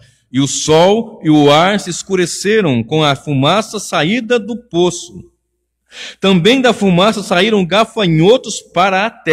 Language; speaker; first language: Portuguese; native; Portuguese